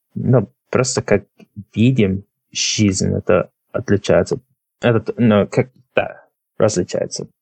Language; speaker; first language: Russian; non-native, fluent; English